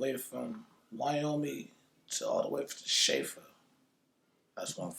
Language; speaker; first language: English; native; English